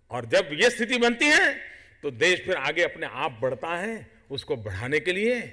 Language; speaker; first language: Hindi; non-native, local second language; Gujarati